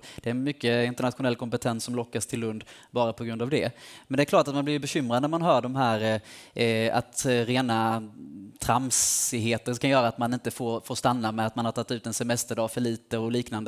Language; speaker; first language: Swedish; native; Swedish